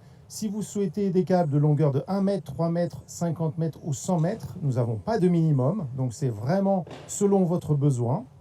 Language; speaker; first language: French; native; French